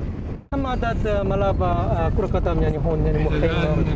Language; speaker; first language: Arabic; non-native, learner; Korean